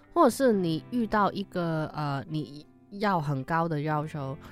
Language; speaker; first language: Chinese; non-native, local second language; Cantonese